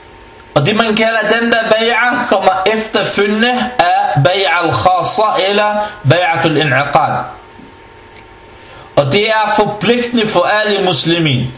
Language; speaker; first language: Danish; non-native, fluent; Arabic